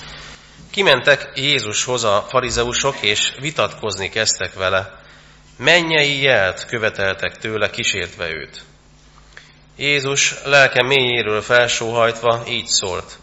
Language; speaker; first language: Hungarian; native; Hungarian